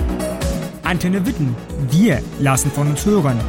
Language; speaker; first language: German; native; German